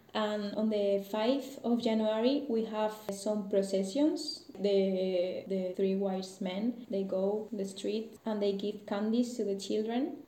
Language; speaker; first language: English; non-native, learner; Spanish